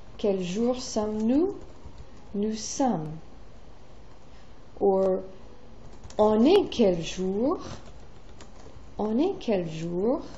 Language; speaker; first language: French; non-native, fluent; English